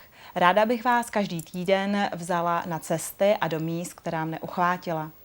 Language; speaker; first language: Czech; native; Czech